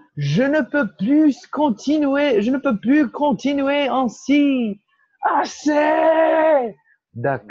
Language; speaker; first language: French; non-native, fluent; Portuguese